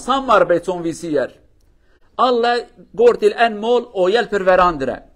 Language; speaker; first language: Norwegian; non-native, learner; Kurdish